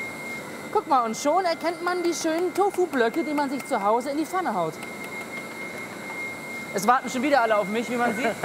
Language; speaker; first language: German; native; German